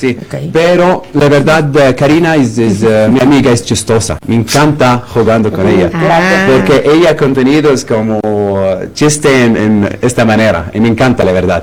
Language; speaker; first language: Spanish; non-native, learner; Arabic